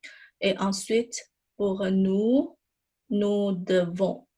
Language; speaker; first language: French; non-native, fluent; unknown